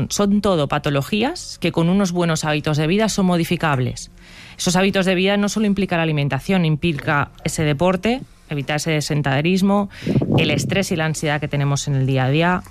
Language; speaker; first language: Spanish; native; Spanish